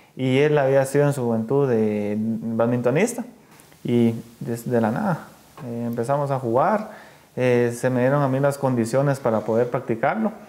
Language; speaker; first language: Spanish; native; Spanish